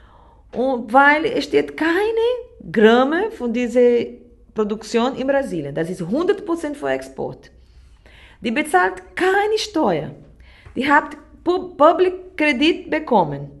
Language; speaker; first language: German; non-native, learner; Portuguese